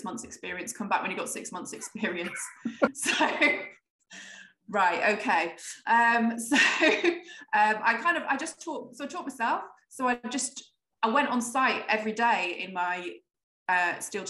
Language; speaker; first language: English; native; English